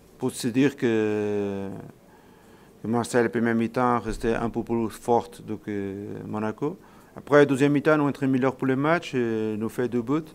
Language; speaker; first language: French; non-native, fluent; Portuguese